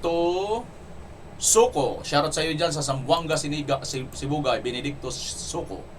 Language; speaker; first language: Filipino; native; Filipino